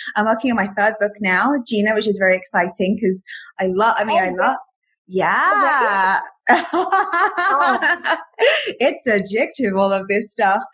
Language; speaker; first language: English; native; English